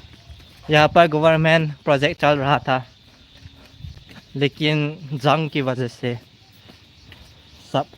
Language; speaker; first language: Hindi; non-native, local second language; Thado Chin